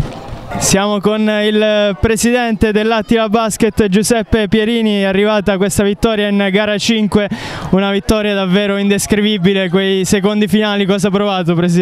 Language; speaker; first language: Italian; native; Italian